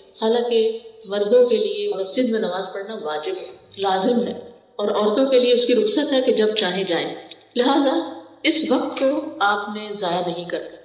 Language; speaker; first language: Urdu; native; Urdu